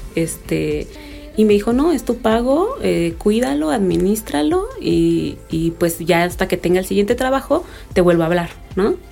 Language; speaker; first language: Spanish; native; Spanish